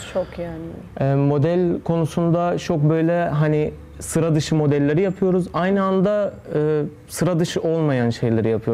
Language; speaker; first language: Turkish; non-native, fluent; Arabic